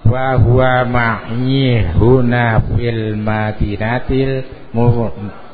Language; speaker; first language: Arabic; non-native, learner; Indonesian